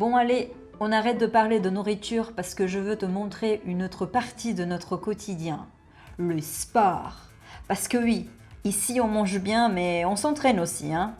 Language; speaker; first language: French; non-native, fluent; Portuguese